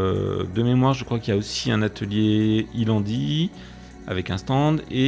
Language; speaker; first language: French; native; French